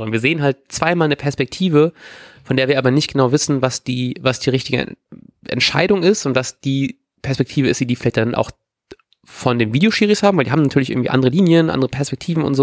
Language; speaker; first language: German; native; German